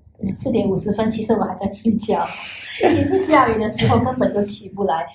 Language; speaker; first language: Chinese; native; Chinese